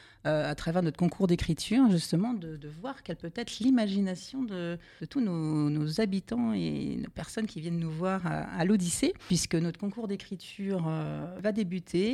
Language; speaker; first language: French; native; French